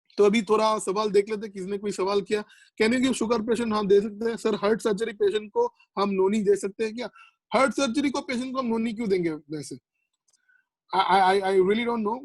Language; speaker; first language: Hindi; non-native, local second language; Bangla